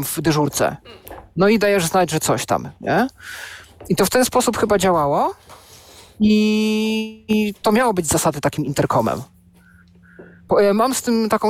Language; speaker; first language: Polish; native; Polish